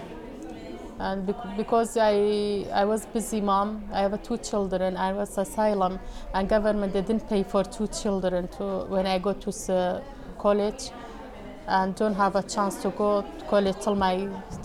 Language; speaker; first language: English; non-native, learner; Arabic